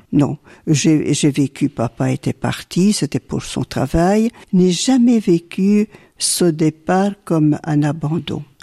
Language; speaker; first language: French; early bilingual, other home language; Italian